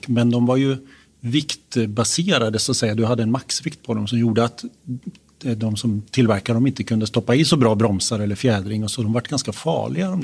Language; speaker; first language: Swedish; native; Swedish